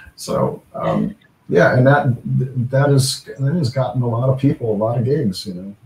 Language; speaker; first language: English; native; English